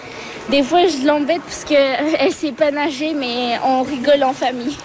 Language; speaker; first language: French; early bilingual, other home language; Turkish